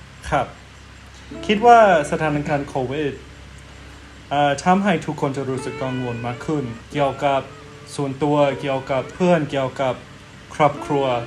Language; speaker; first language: Thai; non-native, fluent; English